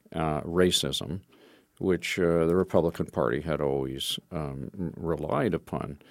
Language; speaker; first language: English; native; English